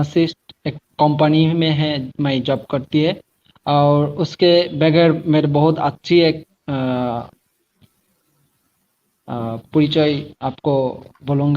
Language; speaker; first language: Hindi; non-native, learner; Bangla